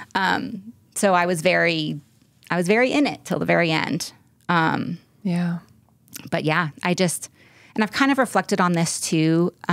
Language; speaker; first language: English; native; English